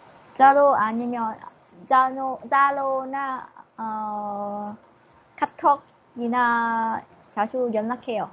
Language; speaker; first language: Korean; non-native, learner; Vietnamese